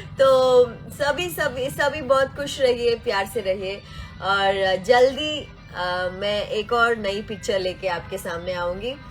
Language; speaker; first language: Hindi; non-native, local second language; Kannada